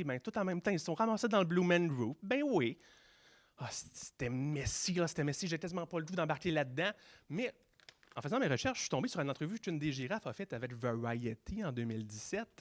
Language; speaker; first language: French; native; French